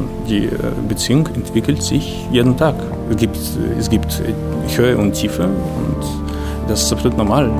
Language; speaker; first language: German; non-native, fluent; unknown